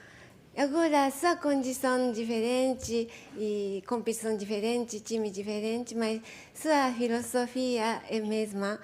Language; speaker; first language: Portuguese; non-native, learner; Japanese